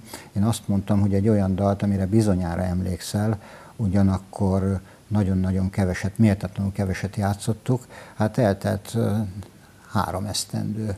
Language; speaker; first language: Hungarian; native; Hungarian